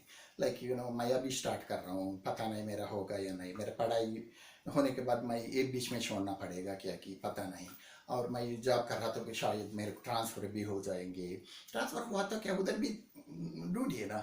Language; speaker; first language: Hindi; non-native, local second language; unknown